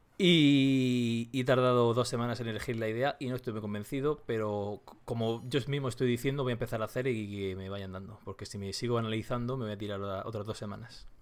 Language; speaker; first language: Spanish; native; Spanish